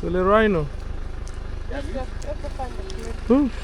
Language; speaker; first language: French; non-native, local second language; Swahili